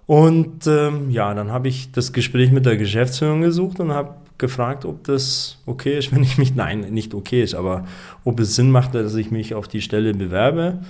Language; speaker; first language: German; native; German